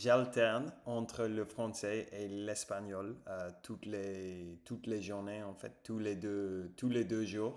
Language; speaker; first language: French; non-native, fluent; English